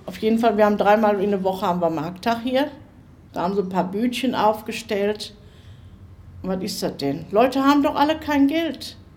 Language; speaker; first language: German; native; German